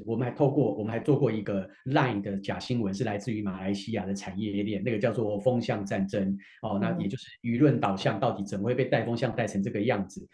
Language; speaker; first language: Chinese; native; Chinese